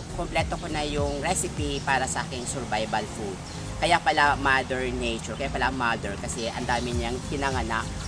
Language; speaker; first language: Filipino; non-native, local second language; Bikol